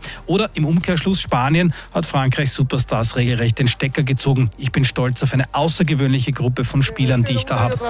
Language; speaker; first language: German; native; German